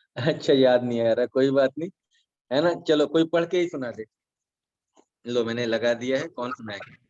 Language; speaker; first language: Hindi; native; Hindi